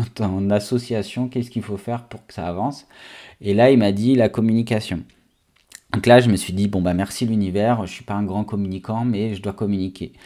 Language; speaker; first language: French; native; French